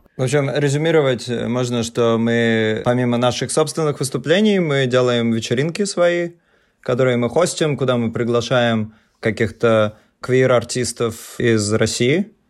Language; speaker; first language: Russian; native; Russian